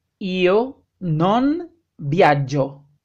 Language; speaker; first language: Italian; non-native, fluent; Spanish